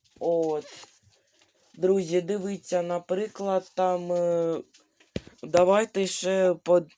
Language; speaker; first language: Ukrainian; non-native, local second language; Russian